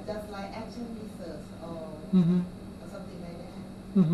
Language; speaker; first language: English; non-native, learner; Thai